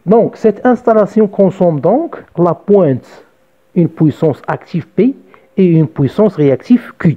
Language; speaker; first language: French; non-native, local second language; Arabic